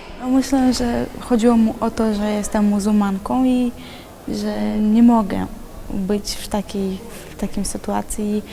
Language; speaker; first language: Polish; non-native, fluent; Chechen